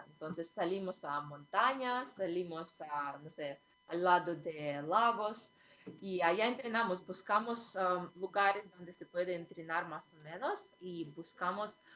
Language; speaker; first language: Spanish; non-native, fluent; Russian